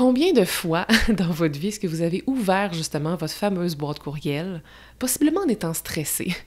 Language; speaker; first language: French; native; French